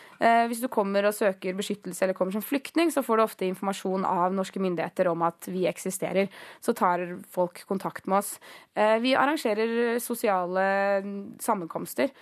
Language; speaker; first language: Norwegian; early bilingual, other home language; Greek